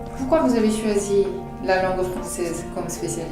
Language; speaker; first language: French; non-native, fluent; Korean